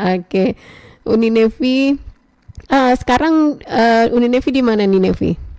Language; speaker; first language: Indonesian; native; Indonesian